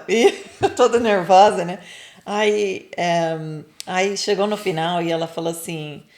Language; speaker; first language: Portuguese; non-native, fluent; English